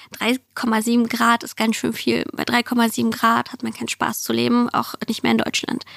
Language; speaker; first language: German; early bilingual, other home language; Russian